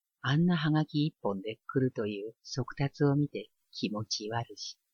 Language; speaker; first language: Japanese; native; Japanese